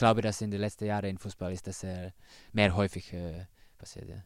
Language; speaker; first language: German; non-native, learner; Finnish